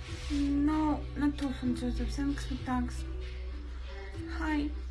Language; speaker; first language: English; non-native, learner; Russian